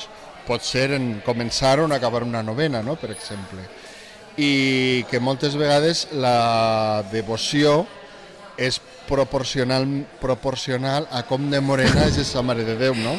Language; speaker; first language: Catalan; native; Catalan